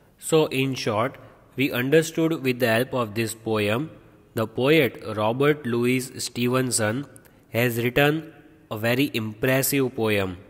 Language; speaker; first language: English; non-native, local second language; Gujarati